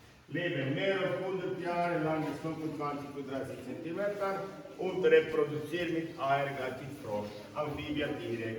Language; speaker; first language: German; non-native, learner; Croatian